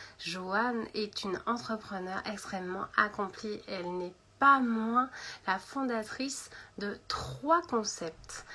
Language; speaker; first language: French; native; French